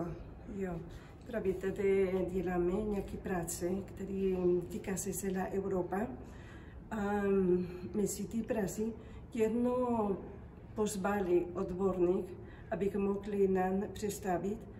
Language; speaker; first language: Czech; non-native, learner; Spanish